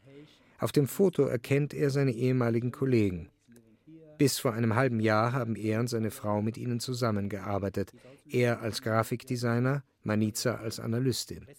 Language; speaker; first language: German; native; German